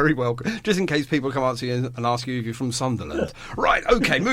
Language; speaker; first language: English; native; English